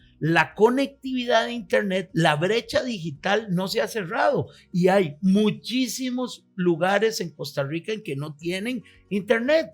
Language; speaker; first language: Spanish; native; Spanish